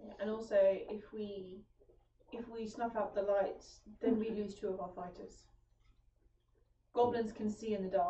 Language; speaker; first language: English; native; English